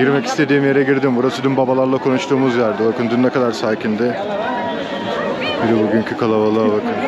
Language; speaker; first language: Turkish; native; Turkish